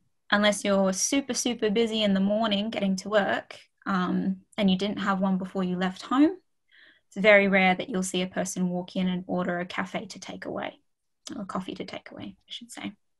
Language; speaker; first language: English; native; English